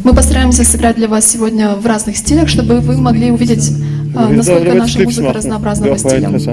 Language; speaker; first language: Russian; native; Russian